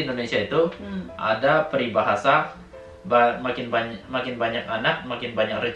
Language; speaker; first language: Indonesian; native; Indonesian